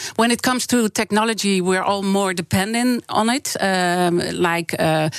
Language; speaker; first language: English; non-native, fluent; Dutch